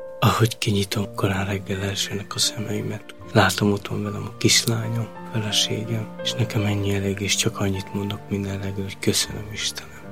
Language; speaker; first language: Hungarian; non-native, local second language; Romany